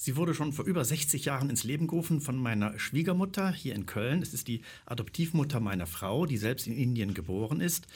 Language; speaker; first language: German; native; German